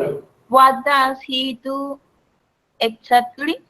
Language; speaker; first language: English; non-native, learner; Spanish